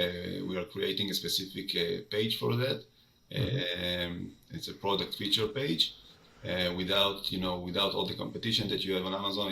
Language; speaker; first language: English; non-native, fluent; Hebrew